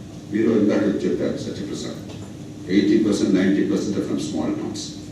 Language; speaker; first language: English; non-native, local second language; Telugu